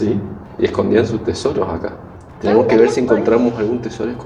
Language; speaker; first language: Spanish; native; Spanish